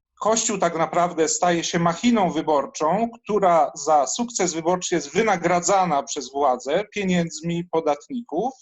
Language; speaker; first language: Polish; native; Polish